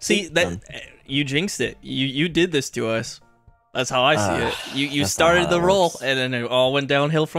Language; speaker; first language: English; native; English